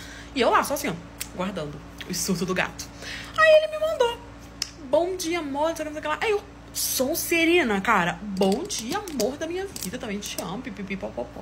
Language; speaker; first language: Portuguese; native; Portuguese